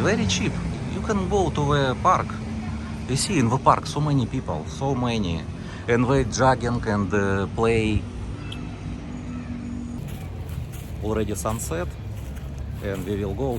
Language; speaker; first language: English; non-native, learner; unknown